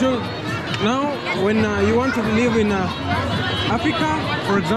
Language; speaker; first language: English; non-native, local second language; Swahili